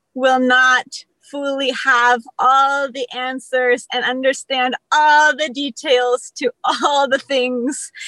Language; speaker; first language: English; early bilingual, other home language; Spanish